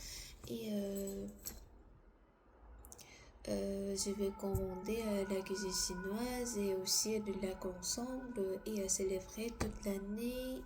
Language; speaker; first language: French; non-native, learner; Korean